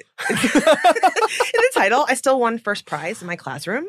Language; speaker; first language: English; native; English